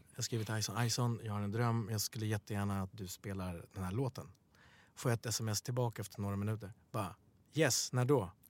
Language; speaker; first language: Swedish; early bilingual, other home language; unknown